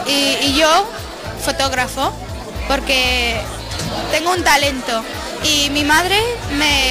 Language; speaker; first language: Spanish; early bilingual, other home language; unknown